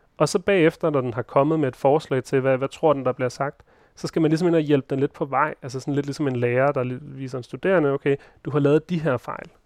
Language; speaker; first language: Danish; native; Danish